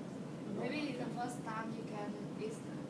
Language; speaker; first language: English; non-native, learner; Vietnamese